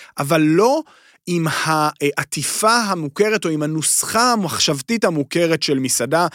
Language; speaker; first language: Hebrew; native; Hebrew